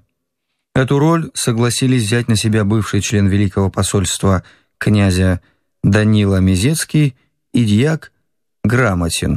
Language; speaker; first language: Russian; native; Russian